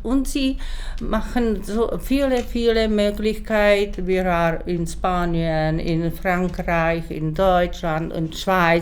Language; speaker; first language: German; non-native, learner; Czech